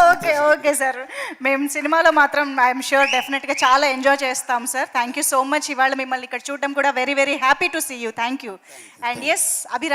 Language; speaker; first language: Telugu; native; Telugu